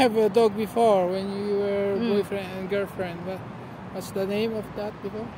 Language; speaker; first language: English; non-native, learner; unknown